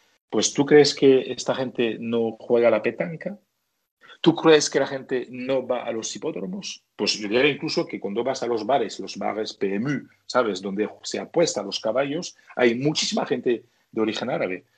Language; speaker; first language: Spanish; non-native, fluent; French